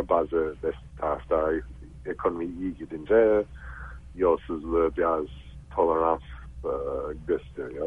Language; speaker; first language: Turkish; non-native, fluent; English